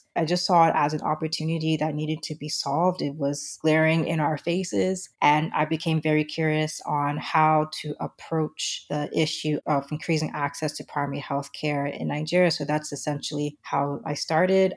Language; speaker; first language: English; native; English